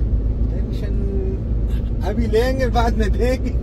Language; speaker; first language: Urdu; non-native, local second language; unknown